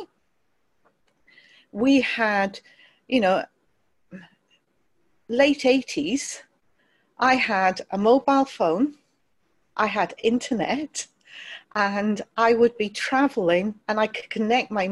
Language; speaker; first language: English; native; English